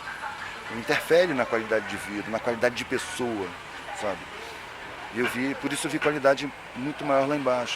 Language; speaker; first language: Portuguese; native; Portuguese